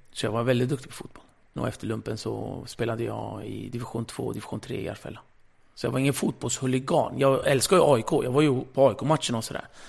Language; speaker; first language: Swedish; early bilingual, other home language; Kurdish